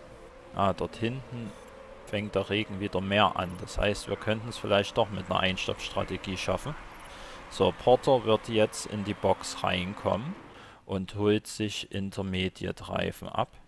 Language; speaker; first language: German; native; German